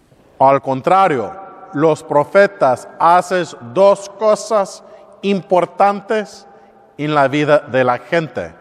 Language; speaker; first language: Spanish; non-native, learner; English